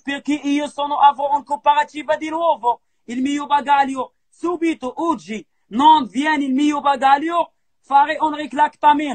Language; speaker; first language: Italian; non-native, learner; Arabic